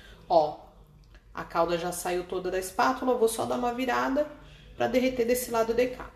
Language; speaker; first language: Portuguese; native; Portuguese